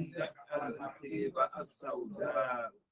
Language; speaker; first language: Arabic; non-native, learner; English